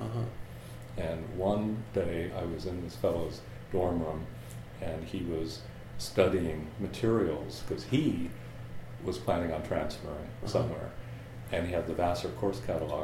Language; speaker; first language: English; native; English